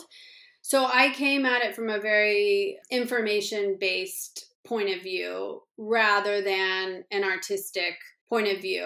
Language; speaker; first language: English; native; English